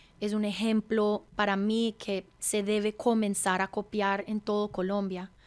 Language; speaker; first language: Spanish; early bilingual, heritage; Spanish